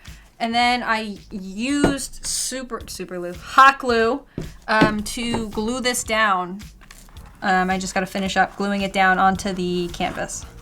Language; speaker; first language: English; native; English